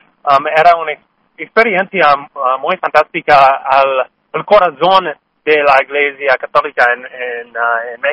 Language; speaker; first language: Spanish; non-native, learner; English